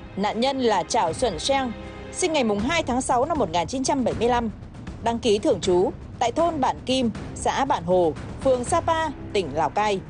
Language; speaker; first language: Vietnamese; native; Vietnamese